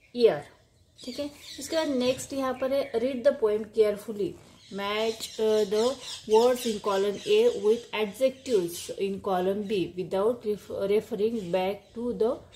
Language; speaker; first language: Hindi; non-native, local second language; Marathi